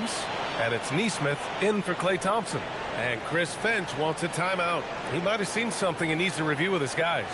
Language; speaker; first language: English; native; English